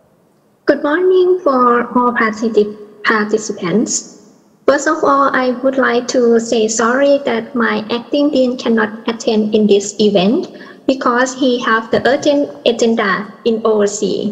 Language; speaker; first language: English; non-native, learner; Thai